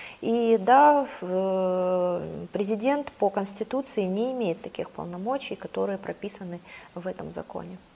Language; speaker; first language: Russian; native; Russian